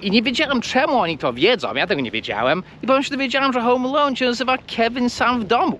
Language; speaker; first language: Polish; non-native, fluent; English